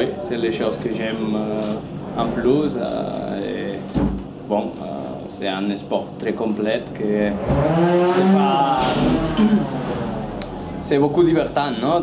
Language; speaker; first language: French; non-native, learner; Spanish